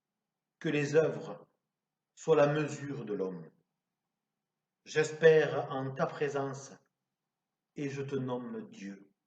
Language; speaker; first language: French; native; French